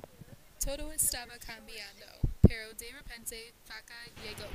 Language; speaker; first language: Spanish; non-native, learner; English